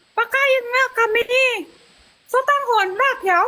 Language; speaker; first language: Filipino; non-native, learner; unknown